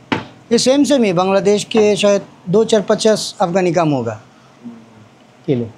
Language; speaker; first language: Hindi; non-native, learner; Bangla